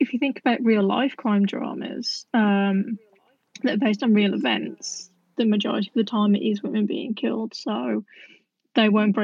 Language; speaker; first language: English; native; English